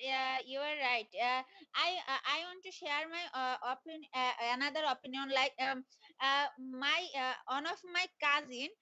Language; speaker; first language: English; non-native, learner; Bangla